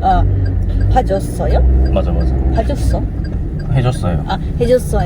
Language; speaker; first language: Korean; non-native, learner; Japanese